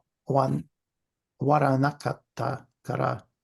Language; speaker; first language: Japanese; non-native, learner; English